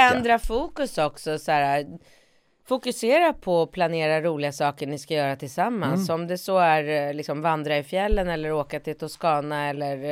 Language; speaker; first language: Swedish; native; Swedish